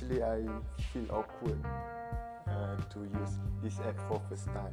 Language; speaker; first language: English; non-native, learner; Malay